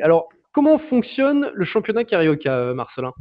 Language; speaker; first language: French; native; French